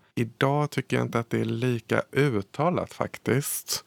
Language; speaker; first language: Swedish; native; Swedish